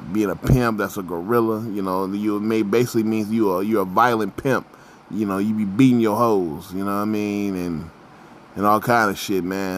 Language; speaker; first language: English; native; English